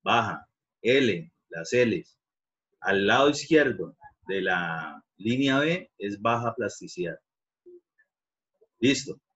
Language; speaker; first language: Spanish; native; Spanish